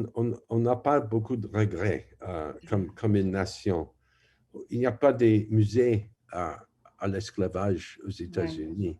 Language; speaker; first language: French; non-native, fluent; English